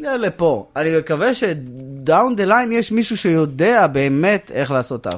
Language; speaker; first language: Hebrew; native; Hebrew